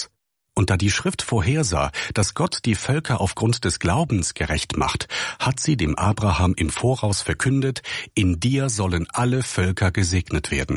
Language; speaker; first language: German; native; German